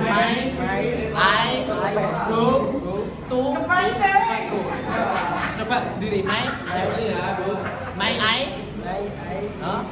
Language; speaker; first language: English; non-native, learner; Indonesian